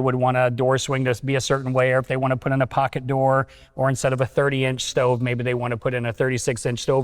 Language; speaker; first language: English; native; English